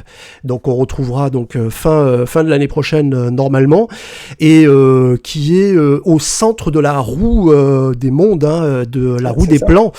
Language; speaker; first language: French; native; French